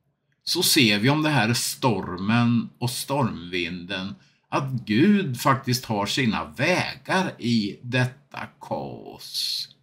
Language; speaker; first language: Swedish; native; Swedish